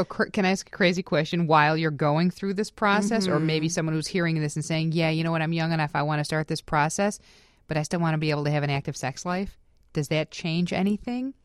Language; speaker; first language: English; native; English